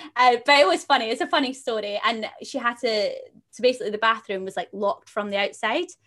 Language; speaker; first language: English; native; English